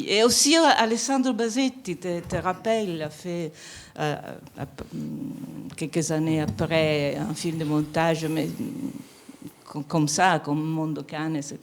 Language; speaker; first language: French; non-native, fluent; Italian